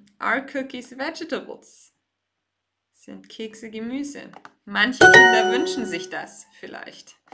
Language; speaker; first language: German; native; German